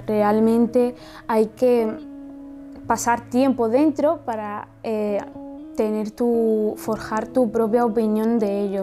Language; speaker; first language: Spanish; early bilingual, other home language; Arabic